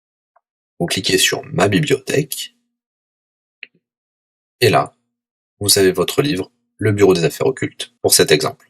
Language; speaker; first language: French; native; French